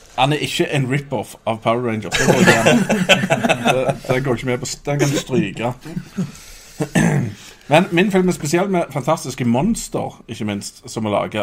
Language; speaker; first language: Norwegian; native; Norwegian